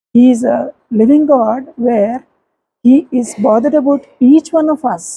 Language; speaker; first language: English; non-native, local second language; Telugu